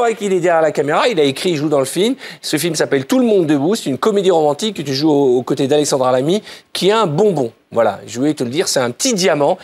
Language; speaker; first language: French; native; French